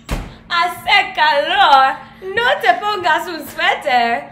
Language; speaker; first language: Spanish; non-native, learner; English